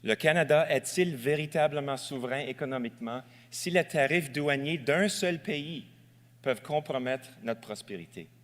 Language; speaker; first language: French; non-native, local second language; English